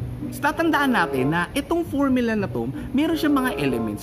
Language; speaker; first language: Filipino; native; Filipino